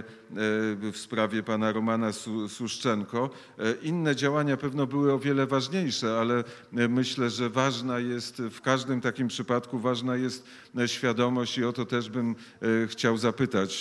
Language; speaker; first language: Polish; native; Polish